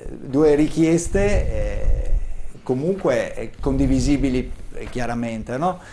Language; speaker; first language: Italian; native; Italian